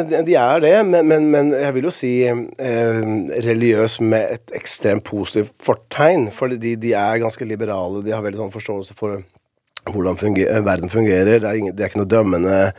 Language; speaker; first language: Norwegian; early bilingual, other home language; Spanish